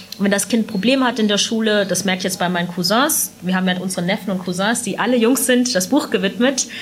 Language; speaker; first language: German; early bilingual, other home language; Punjabi